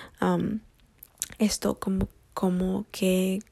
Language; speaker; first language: Spanish; early bilingual, heritage; Spanish